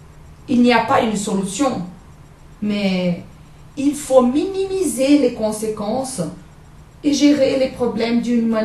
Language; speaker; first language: French; non-native, learner; Portuguese